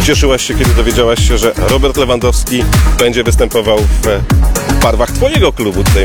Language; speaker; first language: Polish; native; Polish